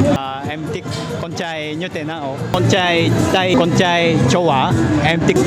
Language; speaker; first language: Vietnamese; non-native, fluent; Japanese